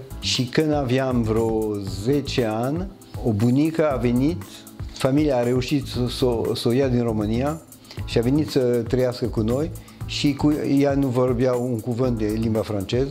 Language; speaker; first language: Romanian; early bilingual, heritage; French